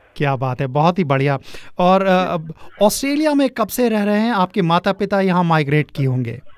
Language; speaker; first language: Hindi; native; Hindi